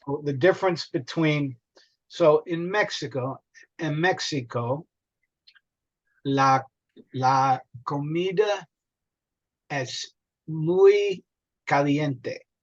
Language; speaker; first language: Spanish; non-native, learner; English